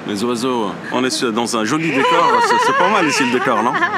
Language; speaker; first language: French; native; French